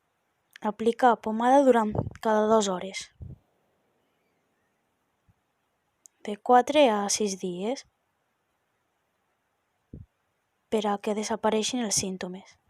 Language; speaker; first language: Catalan; native; Catalan